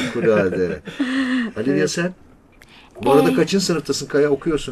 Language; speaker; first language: Turkish; native; Turkish